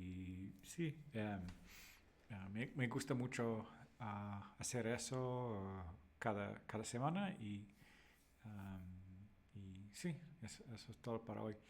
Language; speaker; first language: Spanish; non-native, fluent; English